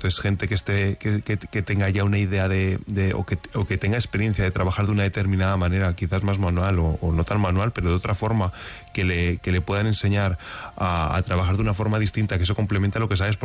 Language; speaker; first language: Spanish; native; Spanish